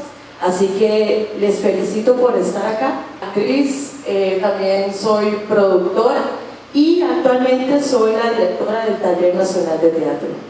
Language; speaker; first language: Spanish; native; Spanish